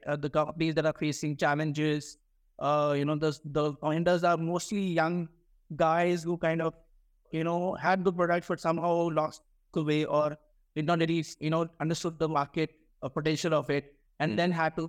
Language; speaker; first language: English; non-native, local second language; Hindi